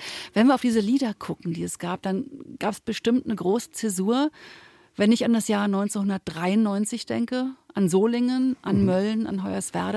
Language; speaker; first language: German; native; German